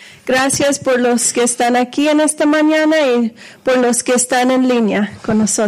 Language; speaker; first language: Spanish; non-native, fluent; English